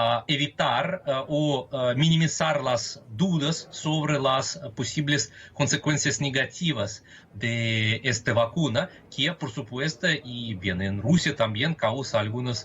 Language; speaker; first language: Spanish; non-native, fluent; Russian